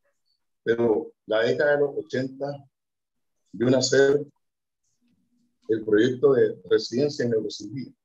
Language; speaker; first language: Spanish; native; Spanish